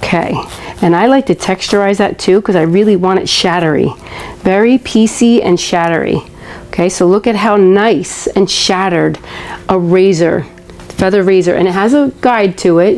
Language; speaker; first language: English; native; English